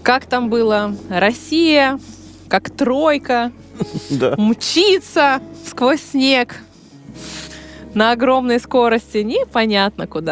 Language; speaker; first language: Russian; native; Russian